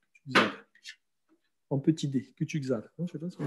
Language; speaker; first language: French; native; French